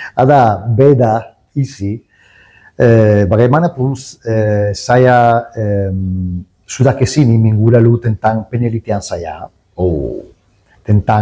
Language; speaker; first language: Indonesian; non-native, learner; Italian